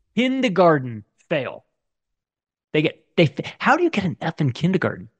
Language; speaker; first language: English; native; English